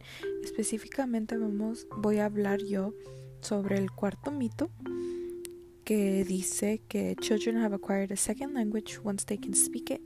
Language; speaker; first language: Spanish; early bilingual, heritage; Spanish